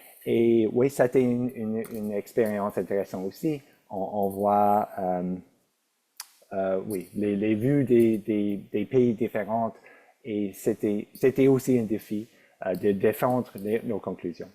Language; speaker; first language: French; non-native, local second language; English